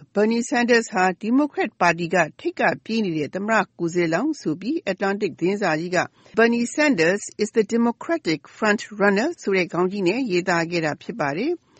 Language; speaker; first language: Burmese; native; Burmese